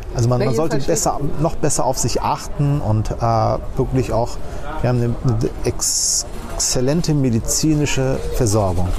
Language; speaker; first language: German; early bilingual, other home language; Turkish